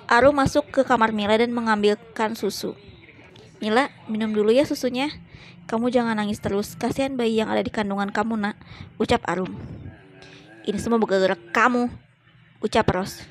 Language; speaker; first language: Indonesian; native; Indonesian